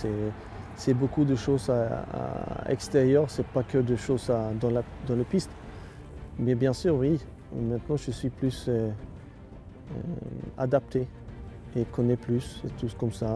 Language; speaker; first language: French; non-native, learner; Swedish